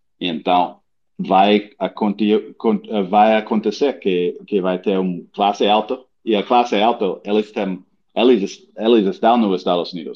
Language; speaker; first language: Portuguese; non-native, learner; English